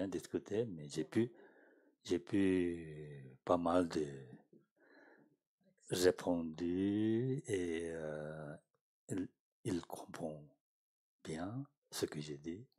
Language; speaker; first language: French; non-native, learner; Tibetan